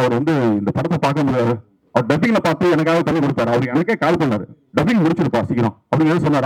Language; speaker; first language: Tamil; native; Tamil